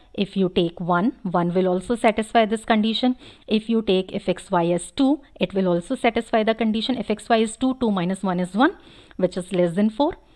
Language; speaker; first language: English; non-native, local second language; Hindi